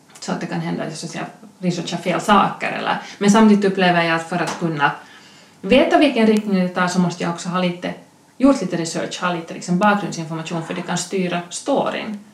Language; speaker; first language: Swedish; native; Swedish